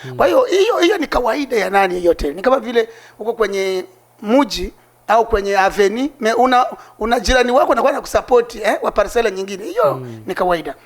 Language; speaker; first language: Swahili; native; Swahili